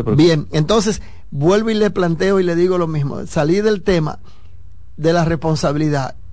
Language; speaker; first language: Spanish; native; Spanish